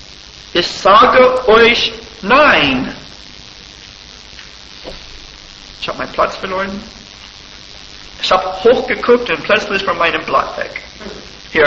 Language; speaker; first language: German; non-native, fluent; English